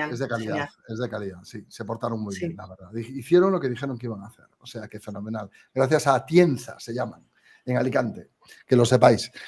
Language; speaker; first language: Spanish; native; Spanish